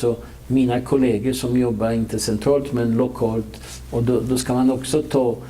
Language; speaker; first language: Swedish; non-native, fluent; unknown